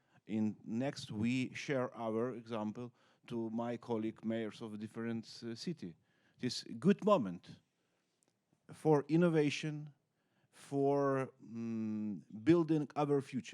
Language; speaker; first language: English; non-native, learner; Ukrainian